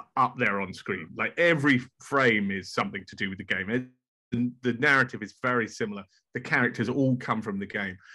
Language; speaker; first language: English; native; English